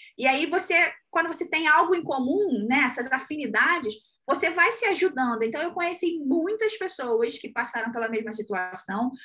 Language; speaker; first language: Portuguese; native; Portuguese